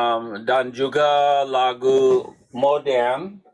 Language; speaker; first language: Indonesian; non-native, learner; English